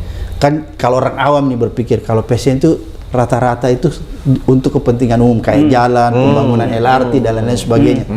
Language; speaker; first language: Indonesian; native; Indonesian